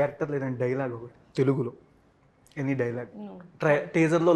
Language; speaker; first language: Telugu; native; Telugu